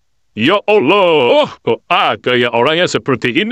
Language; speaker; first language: Indonesian; native; Indonesian